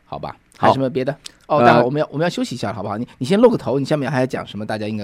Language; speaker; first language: Chinese; native; Chinese